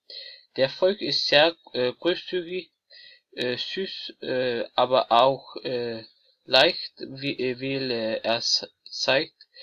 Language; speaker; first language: German; non-native, learner; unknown